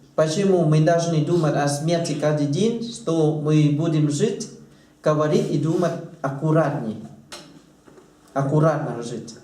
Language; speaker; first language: Russian; non-native, learner; Thai